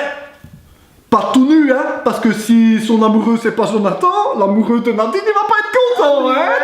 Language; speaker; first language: French; native; French